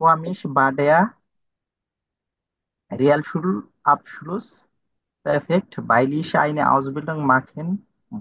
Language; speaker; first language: German; non-native, learner; Bangla